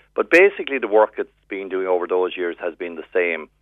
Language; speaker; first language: English; native; English